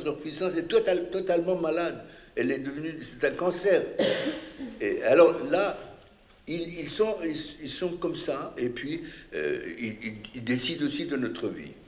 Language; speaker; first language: French; non-native, fluent; Persian